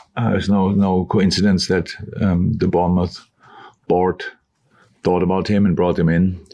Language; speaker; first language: English; non-native, fluent; German